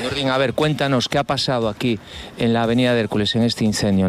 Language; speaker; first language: Spanish; native; Spanish